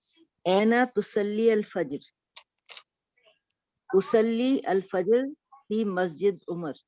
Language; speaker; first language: Arabic; non-native, learner; Urdu